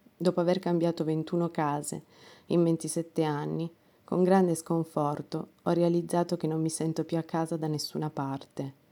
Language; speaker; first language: Italian; non-native, fluent; Romanian